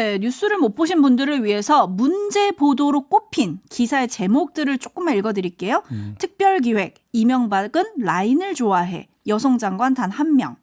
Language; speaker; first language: Korean; native; Korean